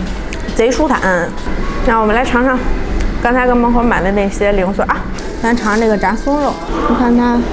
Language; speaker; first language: Chinese; native; Chinese